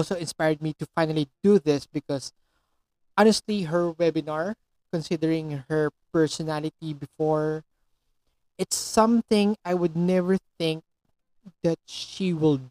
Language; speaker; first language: English; non-native, local second language; Filipino